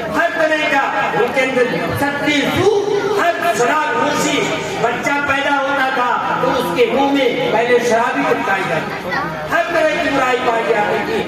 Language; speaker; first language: Urdu; native; Urdu